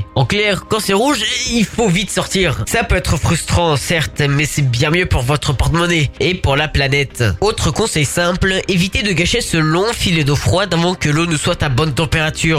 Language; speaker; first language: French; native; French